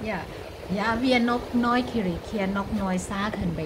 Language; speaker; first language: German; non-native, learner; Thai